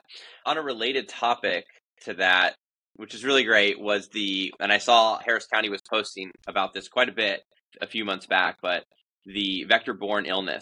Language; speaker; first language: English; native; English